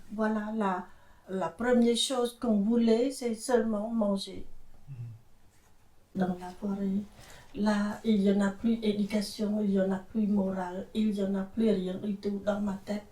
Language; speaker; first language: French; non-native, fluent; Khmer